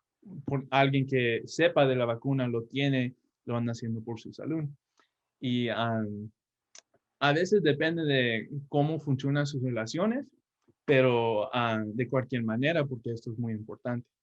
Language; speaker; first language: Spanish; early bilingual, heritage; Spanish